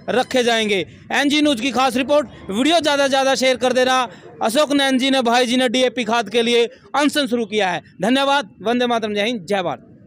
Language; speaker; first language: Hindi; native; Hindi